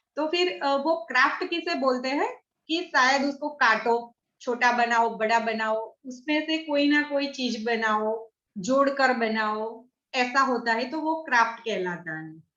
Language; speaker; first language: Hindi; non-native, local second language; Gujarati